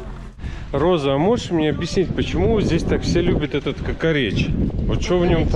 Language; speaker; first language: Russian; native; Russian